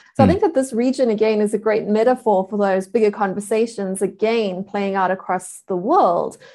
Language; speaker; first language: English; native; English